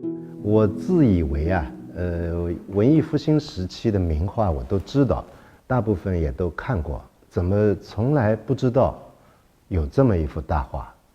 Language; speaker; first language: Chinese; native; Chinese